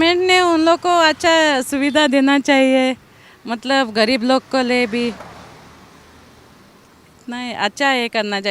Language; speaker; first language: Hindi; non-native, local second language; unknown